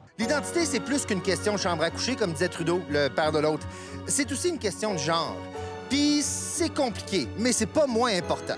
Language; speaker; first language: French; native; French